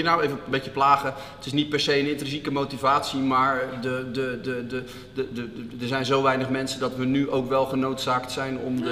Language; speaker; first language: Dutch; native; Dutch